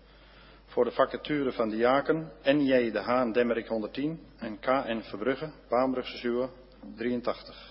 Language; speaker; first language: Dutch; native; Dutch